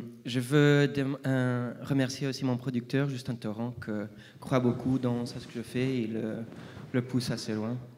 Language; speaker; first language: French; non-native, fluent; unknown